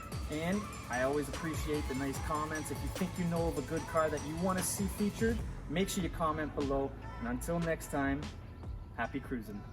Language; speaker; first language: English; native; English